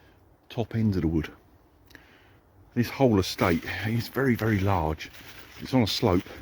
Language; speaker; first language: English; native; English